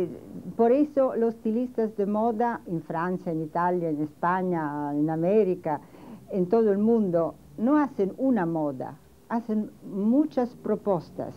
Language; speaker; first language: Spanish; non-native, learner; Italian